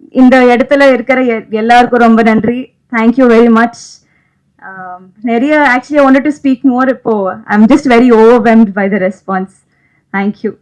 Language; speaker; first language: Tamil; non-native, local second language; Malayalam